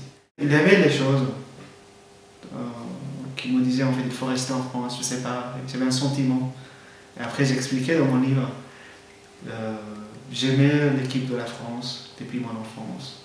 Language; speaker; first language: French; non-native, fluent; Persian